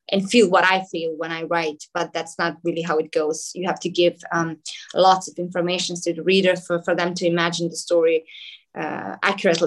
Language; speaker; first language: English; non-native, fluent; Macedonian